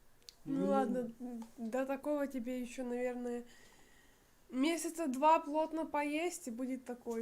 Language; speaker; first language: Russian; native; Russian